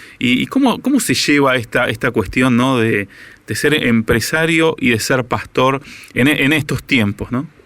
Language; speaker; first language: Spanish; native; Spanish